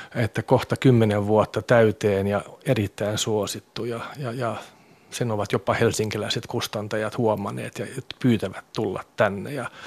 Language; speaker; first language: Finnish; non-native, local second language; Swedish